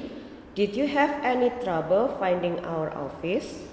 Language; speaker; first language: English; non-native, fluent; Indonesian